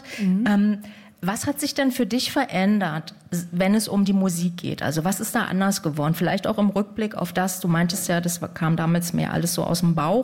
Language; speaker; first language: German; native; German